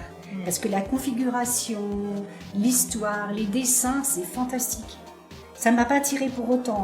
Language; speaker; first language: French; native; French